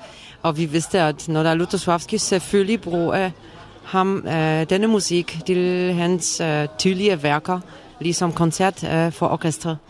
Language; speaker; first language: Danish; non-native, fluent; Polish